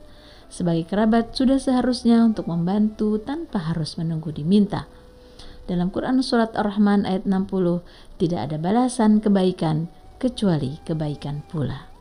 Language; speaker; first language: Indonesian; native; Indonesian